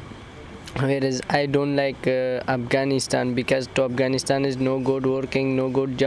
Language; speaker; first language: English; non-native, learner; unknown